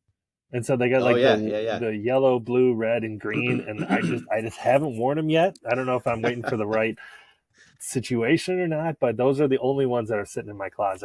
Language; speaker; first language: English; native; English